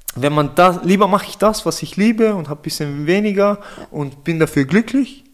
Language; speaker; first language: German; native; German